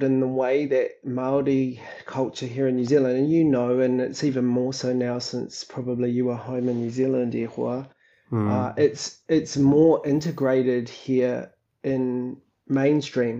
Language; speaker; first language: English; native; English